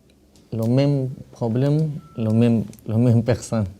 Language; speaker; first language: French; non-native, learner; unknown